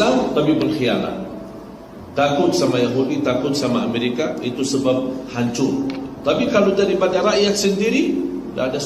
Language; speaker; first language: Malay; non-native, fluent; Arabic